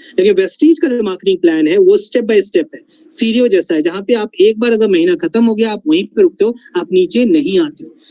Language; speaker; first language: Hindi; non-native, local second language; Bangla